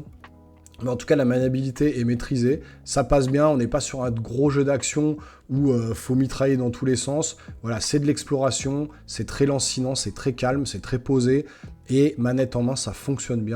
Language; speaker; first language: French; native; French